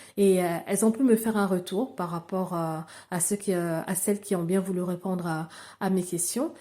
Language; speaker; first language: French; non-native, local second language; Lingala